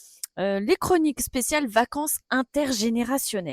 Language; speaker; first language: French; native; French